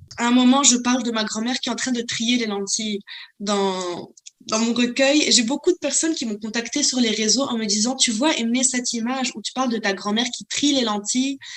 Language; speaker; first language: French; non-native, local second language; Arabic